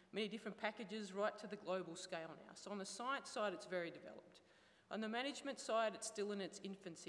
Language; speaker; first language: English; native; English